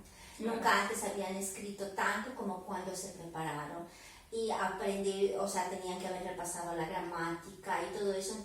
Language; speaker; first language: Spanish; native; Spanish